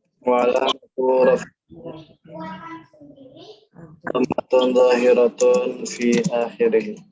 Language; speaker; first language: Arabic; non-native, fluent; Indonesian